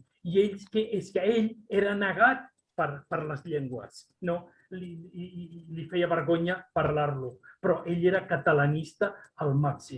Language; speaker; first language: Catalan; non-native, local second language; Spanish